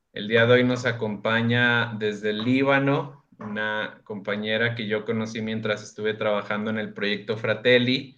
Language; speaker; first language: Spanish; native; Spanish